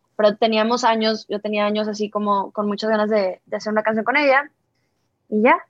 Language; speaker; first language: Spanish; native; Spanish